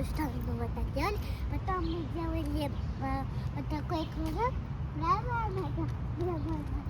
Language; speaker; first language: Russian; early bilingual, other home language; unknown